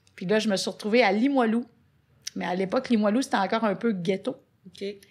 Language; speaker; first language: French; native; French